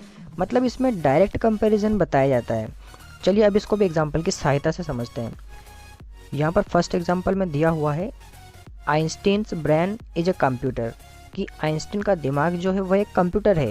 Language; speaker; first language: Hindi; native; Hindi